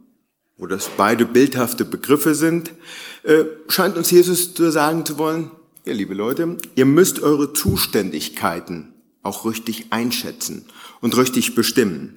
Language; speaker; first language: German; native; German